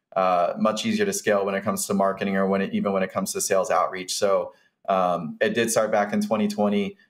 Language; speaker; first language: English; native; English